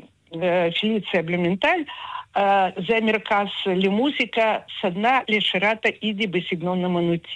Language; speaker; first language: Hebrew; non-native, fluent; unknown